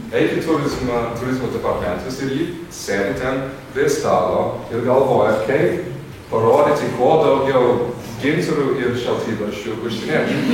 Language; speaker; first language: Lithuanian; non-native, fluent; English